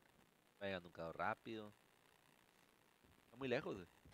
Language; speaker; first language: Spanish; native; Spanish